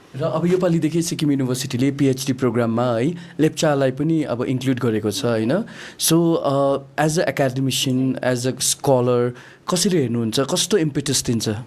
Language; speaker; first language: Nepali; native; Nepali